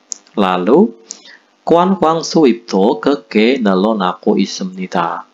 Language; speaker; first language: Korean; non-native, fluent; Indonesian